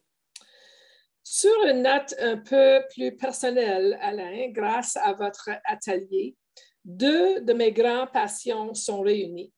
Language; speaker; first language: French; native; French